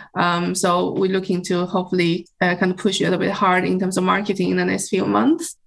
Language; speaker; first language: English; non-native, fluent; Chinese